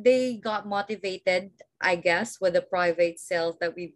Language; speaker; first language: English; non-native, local second language; Filipino